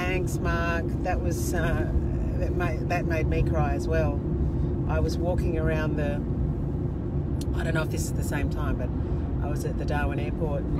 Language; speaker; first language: English; native; English